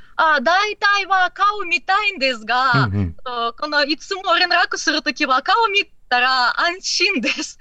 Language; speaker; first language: Japanese; non-native, learner; Ukrainian